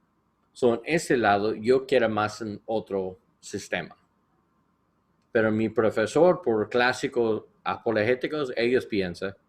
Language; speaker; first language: Spanish; non-native, learner; English